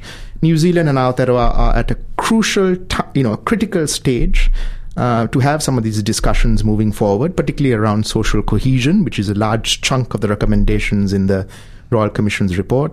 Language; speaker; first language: English; non-native, local second language; Sinhala